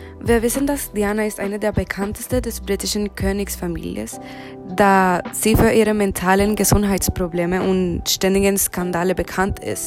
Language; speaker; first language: German; non-native, learner; Spanish